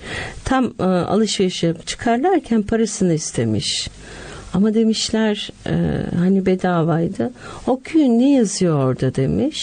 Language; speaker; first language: Turkish; native; Turkish